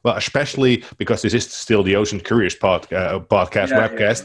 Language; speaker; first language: English; non-native, fluent; Dutch